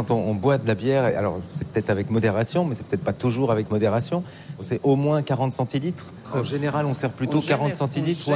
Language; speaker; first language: French; native; French